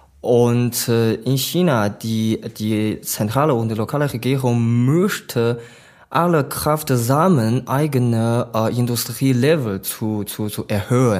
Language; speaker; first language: German; non-native, learner; Chinese